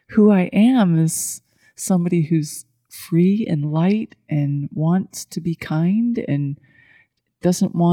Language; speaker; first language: English; native; English